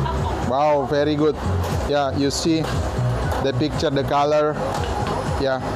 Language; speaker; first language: English; non-native, learner; Indonesian